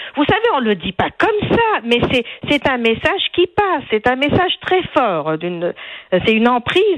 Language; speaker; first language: French; non-native, local second language; Arabic